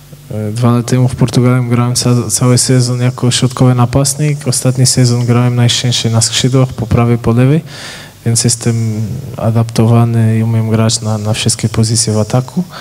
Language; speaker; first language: Polish; non-native, fluent; Portuguese